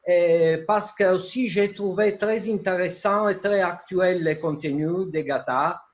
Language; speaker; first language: French; non-native, fluent; Italian